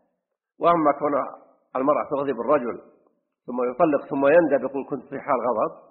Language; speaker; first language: Arabic; native; Arabic